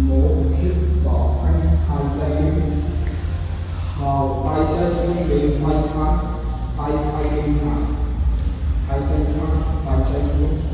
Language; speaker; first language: Vietnamese; non-native, learner; Hindi